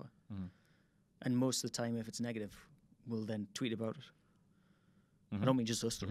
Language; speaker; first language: English; native; English